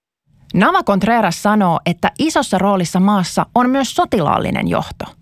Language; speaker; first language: Finnish; native; Finnish